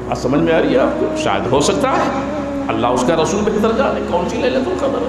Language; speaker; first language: Urdu; native; Urdu